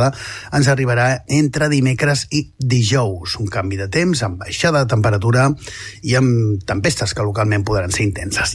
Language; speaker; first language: Catalan; native; Catalan